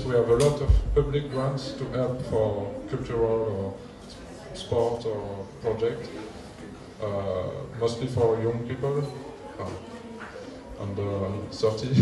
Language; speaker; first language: English; non-native, learner; French